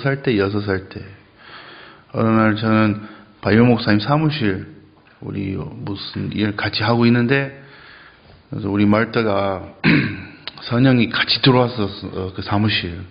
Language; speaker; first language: Korean; non-native, fluent; English